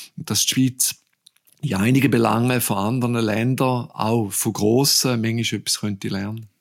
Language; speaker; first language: German; native; German